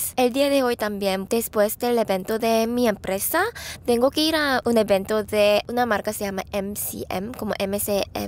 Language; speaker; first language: Spanish; non-native, fluent; Korean